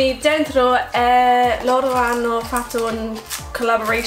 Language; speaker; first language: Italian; non-native, fluent; English